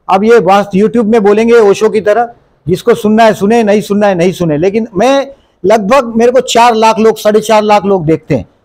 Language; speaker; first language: Hindi; non-native, local second language; Gujarati